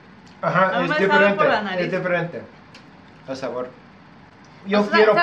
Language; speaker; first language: Spanish; non-native, learner; English